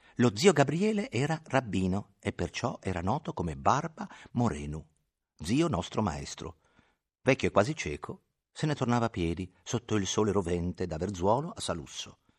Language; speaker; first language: Italian; native; Italian